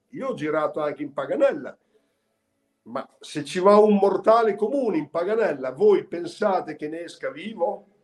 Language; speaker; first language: Italian; native; Italian